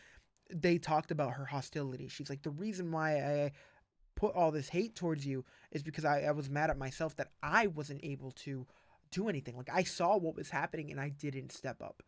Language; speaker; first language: English; native; English